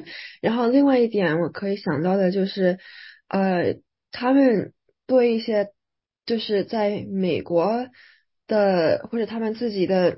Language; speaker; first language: Chinese; early bilingual, other home language; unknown